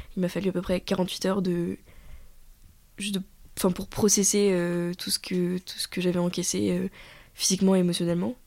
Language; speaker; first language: French; native; French